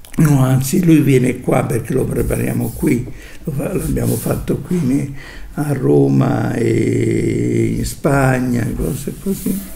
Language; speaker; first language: Italian; native; Italian